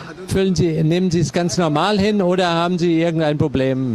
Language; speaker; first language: German; native; German